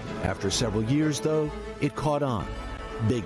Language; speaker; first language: English; native; English